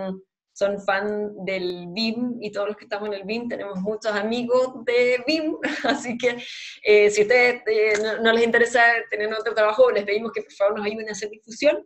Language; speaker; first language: Spanish; native; Spanish